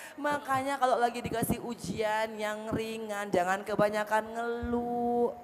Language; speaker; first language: Indonesian; native; Indonesian